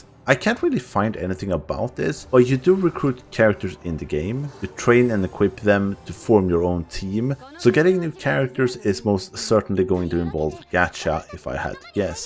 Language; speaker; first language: English; non-native, fluent; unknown